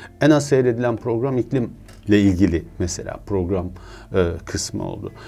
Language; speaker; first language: Turkish; native; Turkish